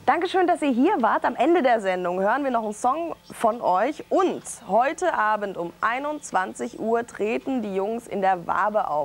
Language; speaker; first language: German; native; German